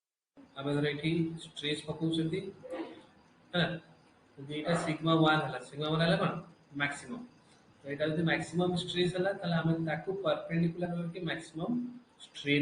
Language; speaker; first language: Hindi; non-native, local second language; Odia